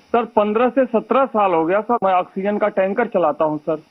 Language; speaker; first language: Hindi; native; Hindi